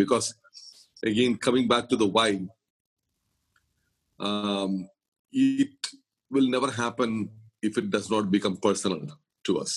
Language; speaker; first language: English; non-native, local second language; Malayalam